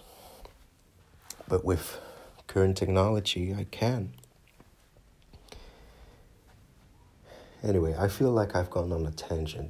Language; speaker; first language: English; non-native, fluent; Dutch